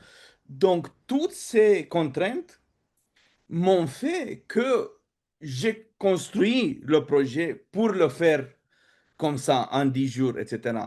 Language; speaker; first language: French; non-native, fluent; Romanian